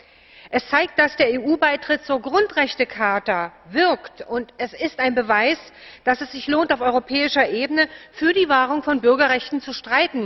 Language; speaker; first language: German; native; German